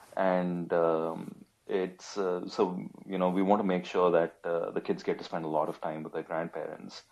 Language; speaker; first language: English; non-native, local second language; Telugu